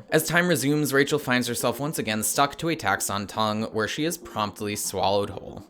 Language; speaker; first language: English; native; English